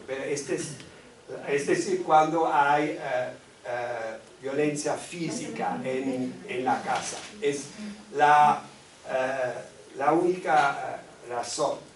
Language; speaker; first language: Spanish; non-native, fluent; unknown